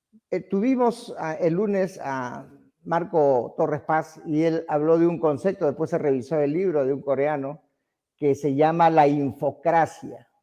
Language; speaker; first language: Spanish; native; Spanish